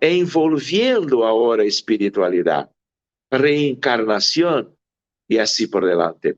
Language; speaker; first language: Spanish; non-native, fluent; Portuguese